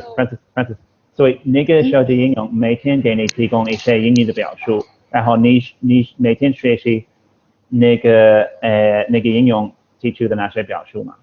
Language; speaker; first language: Chinese; non-native, fluent; English